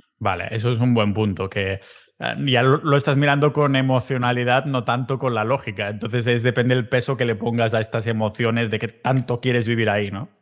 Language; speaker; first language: Spanish; native; Spanish